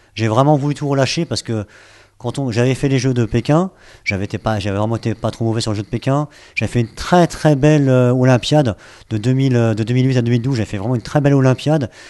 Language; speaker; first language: French; native; French